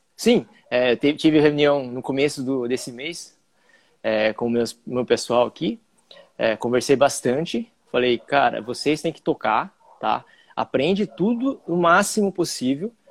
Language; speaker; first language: Portuguese; early bilingual, other home language; English